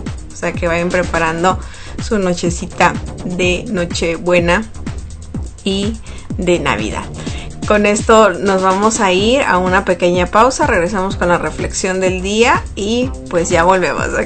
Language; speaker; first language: Spanish; native; Spanish